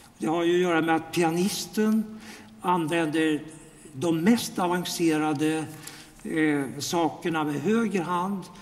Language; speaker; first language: Swedish; native; Swedish